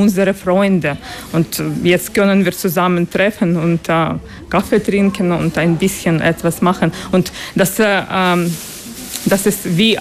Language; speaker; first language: German; non-native, learner; Ukrainian